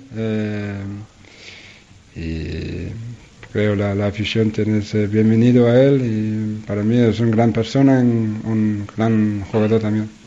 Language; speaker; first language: Spanish; non-native, learner; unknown